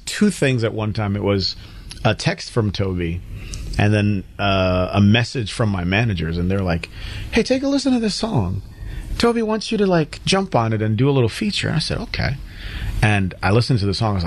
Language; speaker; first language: English; native; English